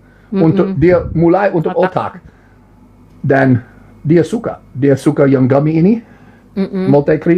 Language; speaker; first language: Indonesian; non-native, learner; English